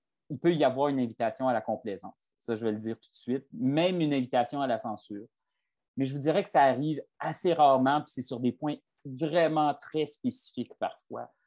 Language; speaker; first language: French; native; French